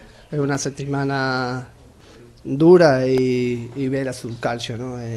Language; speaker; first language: Italian; non-native, fluent; Spanish